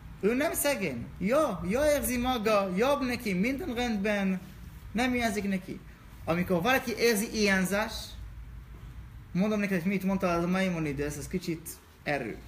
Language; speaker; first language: Hungarian; non-native, learner; Hebrew